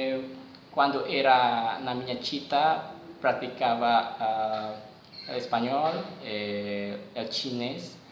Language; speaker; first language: Italian; non-native, learner; Indonesian